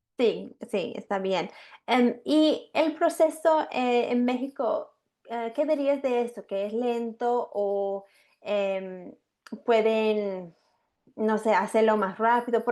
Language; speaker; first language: Spanish; non-native, fluent; English